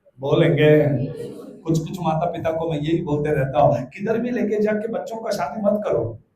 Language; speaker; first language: Hindi; non-native, local second language; Telugu